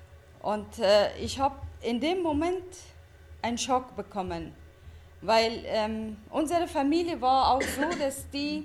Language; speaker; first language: German; non-native, fluent; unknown